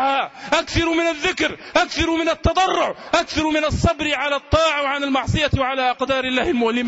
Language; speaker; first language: Arabic; native; Arabic